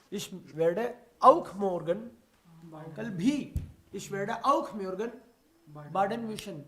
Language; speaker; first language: German; non-native, fluent; Hindi